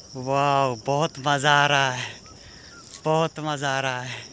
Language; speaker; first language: Hindi; non-native, local second language; Bangla